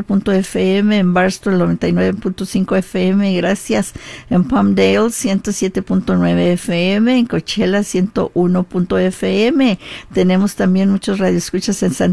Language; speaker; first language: Spanish; early bilingual, heritage; Spanish